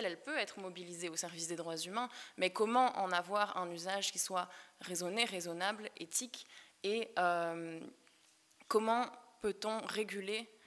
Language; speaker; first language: French; native; French